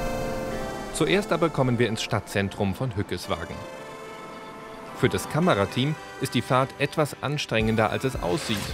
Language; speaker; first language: German; native; German